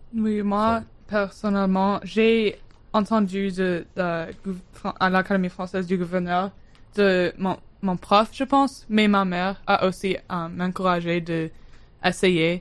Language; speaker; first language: French; non-native, learner; English